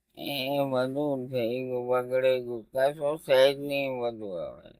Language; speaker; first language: Gujarati; non-native, local second language; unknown